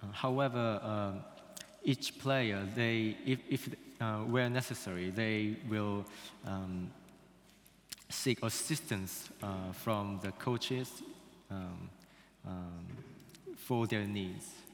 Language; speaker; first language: English; non-native, fluent; Korean